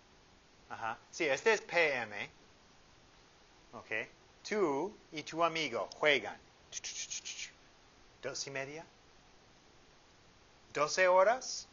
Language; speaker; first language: Spanish; non-native, fluent; English